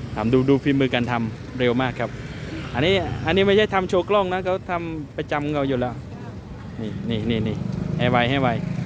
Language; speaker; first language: Thai; native; Thai